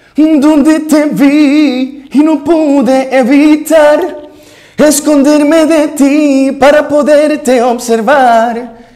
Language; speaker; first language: Spanish; native; Spanish